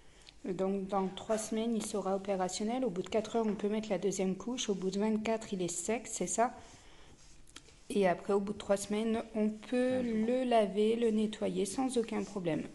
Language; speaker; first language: French; native; French